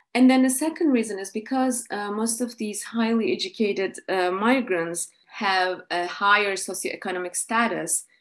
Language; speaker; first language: English; non-native, fluent; Turkish